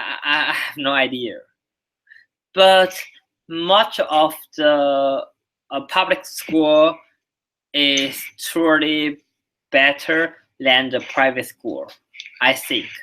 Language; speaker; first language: English; non-native, learner; Chinese